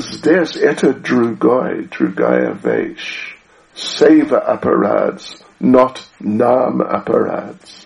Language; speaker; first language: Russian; non-native, learner; English